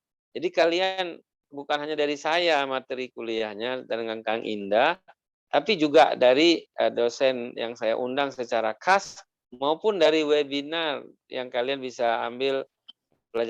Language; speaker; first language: Indonesian; native; Indonesian